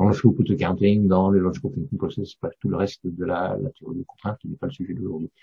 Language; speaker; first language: French; non-native, fluent; English